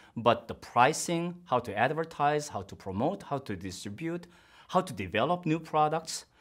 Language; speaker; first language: English; non-native, fluent; Korean